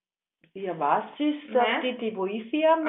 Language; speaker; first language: German; non-native, fluent; Greek